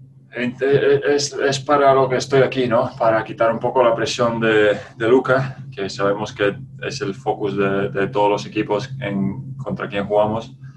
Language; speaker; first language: Spanish; non-native, fluent; Latvian